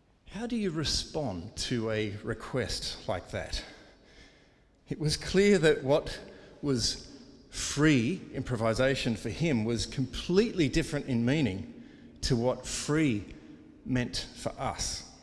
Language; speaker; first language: English; native; English